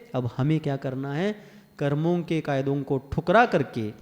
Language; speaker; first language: Hindi; non-native, local second language; Marathi